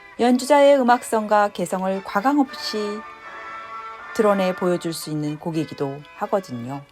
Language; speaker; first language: Korean; native; Korean